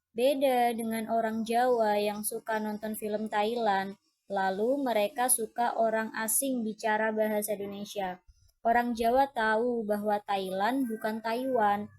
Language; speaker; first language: Indonesian; non-native, fluent; Thai